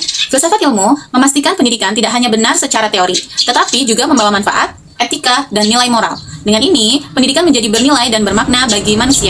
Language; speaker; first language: Indonesian; native; Indonesian